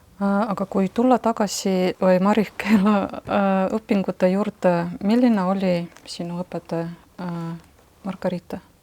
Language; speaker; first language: Estonian; non-native, fluent; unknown